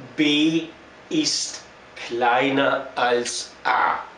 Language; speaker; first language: German; native; German